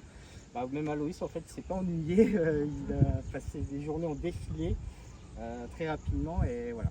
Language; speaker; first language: French; native; French